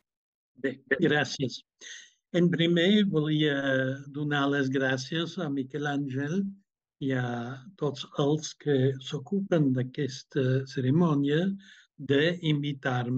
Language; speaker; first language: Catalan; non-native, fluent; German